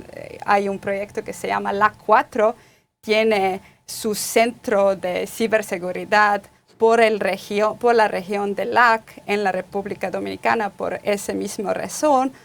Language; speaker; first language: Spanish; non-native, fluent; Estonian